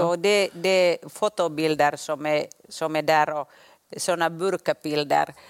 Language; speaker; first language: Swedish; non-native, local second language; Finnish